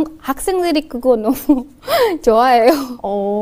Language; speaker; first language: Korean; non-native, learner; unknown